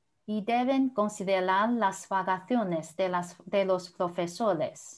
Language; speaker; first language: Spanish; non-native, fluent; Chinese